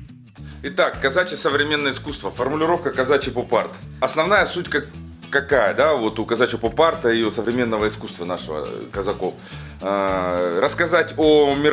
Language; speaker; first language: Russian; native; Russian